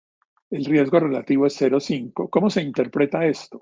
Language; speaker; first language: Spanish; native; Spanish